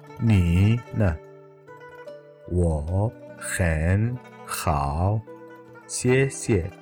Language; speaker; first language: Chinese; non-native, fluent; Arabic